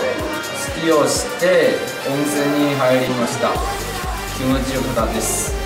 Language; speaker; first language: Japanese; non-native, learner; Chinese